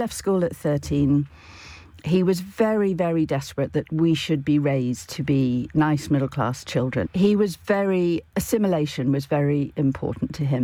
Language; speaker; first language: English; native; English